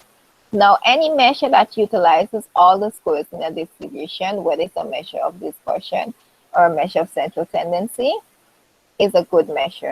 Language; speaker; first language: English; native; English